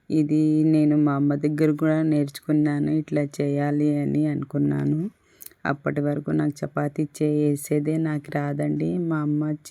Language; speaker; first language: Telugu; non-native, local second language; Urdu